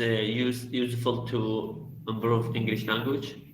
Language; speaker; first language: English; non-native, learner; Arabic